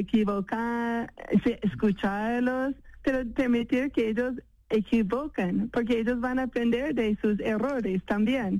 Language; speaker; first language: Spanish; non-native, fluent; English